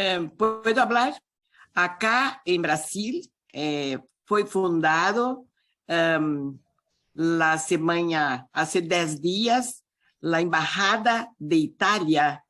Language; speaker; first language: Spanish; non-native, learner; Portuguese